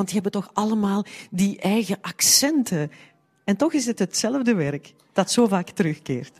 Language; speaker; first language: Dutch; native; Dutch